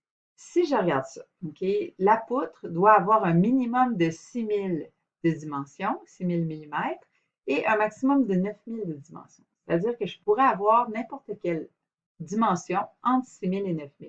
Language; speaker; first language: French; native; French